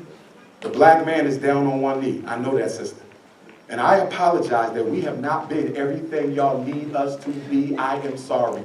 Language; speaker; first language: English; native; English